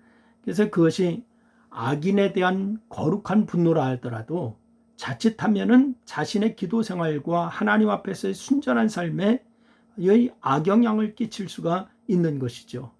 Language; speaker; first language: Korean; native; Korean